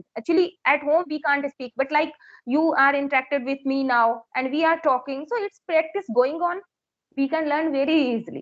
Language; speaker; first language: English; non-native, local second language; Hindi